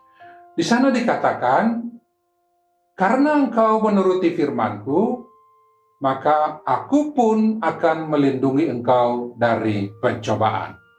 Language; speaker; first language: Malay; native; Malay